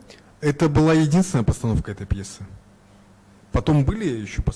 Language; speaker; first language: Russian; native; Russian